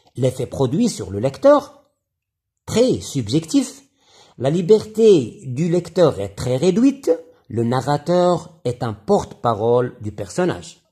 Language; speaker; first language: French; non-native, local second language; Arabic